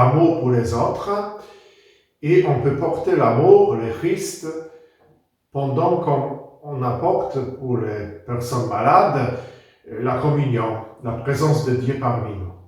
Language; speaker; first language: French; non-native, fluent; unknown